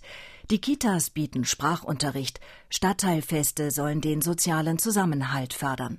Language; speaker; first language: German; native; German